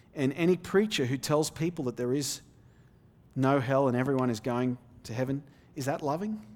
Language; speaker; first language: English; native; English